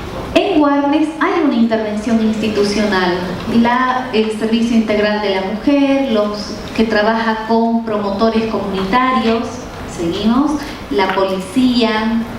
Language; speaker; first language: Spanish; native; Spanish